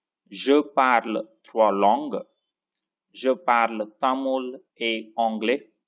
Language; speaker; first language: French; non-native, fluent; Tamil